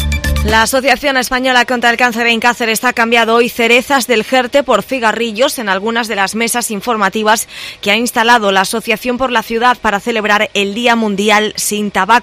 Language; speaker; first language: Spanish; native; Spanish